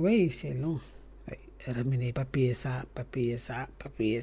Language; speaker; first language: French; non-native, learner; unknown